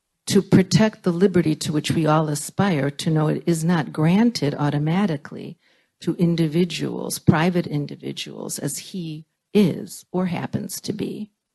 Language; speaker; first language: English; early bilingual, other home language; Lithuanian